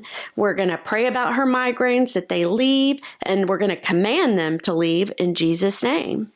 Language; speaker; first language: English; native; English